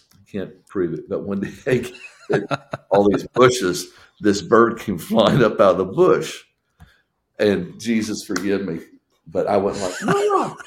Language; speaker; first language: English; native; English